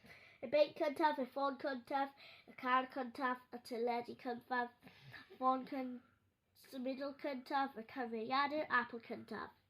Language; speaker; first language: Welsh; non-native, local second language; English